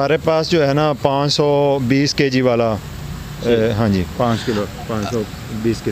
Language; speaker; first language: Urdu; non-native, local second language; Punjabi